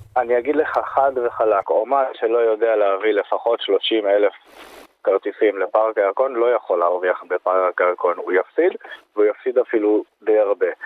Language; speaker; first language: Hebrew; native; Hebrew